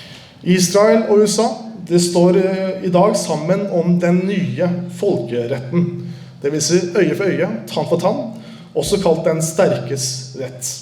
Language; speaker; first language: Norwegian; early bilingual, other home language; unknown